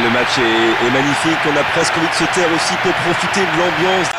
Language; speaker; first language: French; native; French